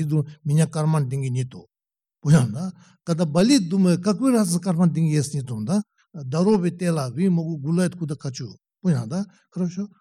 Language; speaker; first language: Russian; non-native, learner; Tibetan